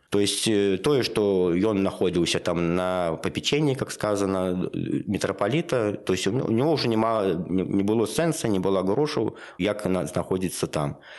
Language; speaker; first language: Belarusian; non-native, local second language; Russian